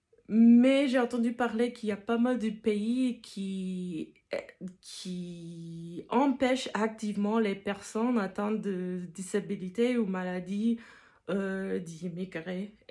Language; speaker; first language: French; non-native, fluent; English